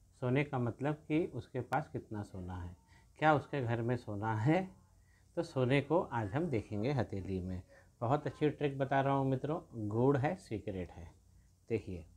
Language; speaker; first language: Hindi; native; Hindi